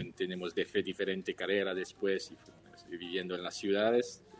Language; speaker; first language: Spanish; non-native, fluent; French